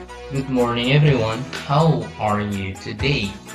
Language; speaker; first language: English; non-native, fluent; Indonesian